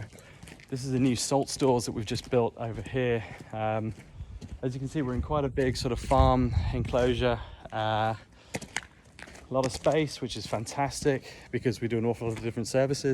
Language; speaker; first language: English; native; English